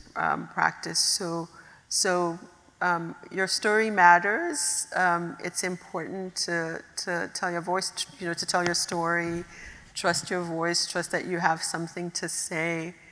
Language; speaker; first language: English; early bilingual, other home language; Haitian Creole